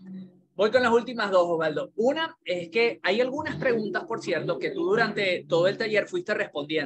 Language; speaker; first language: Spanish; native; Spanish